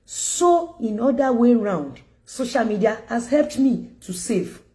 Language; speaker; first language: English; non-native, local second language; Yoruba